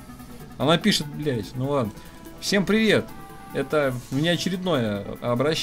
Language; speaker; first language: Russian; native; Russian